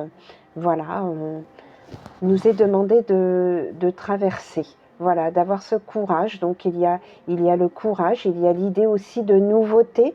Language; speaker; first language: French; native; French